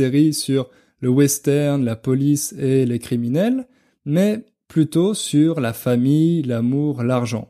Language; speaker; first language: French; native; French